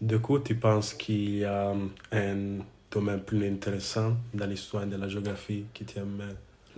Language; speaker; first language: French; non-native, learner; English